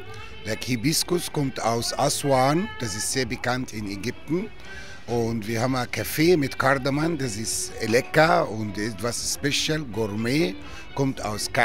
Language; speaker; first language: German; non-native, learner; Arabic